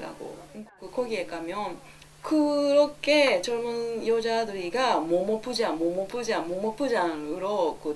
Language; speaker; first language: Korean; non-native, learner; Japanese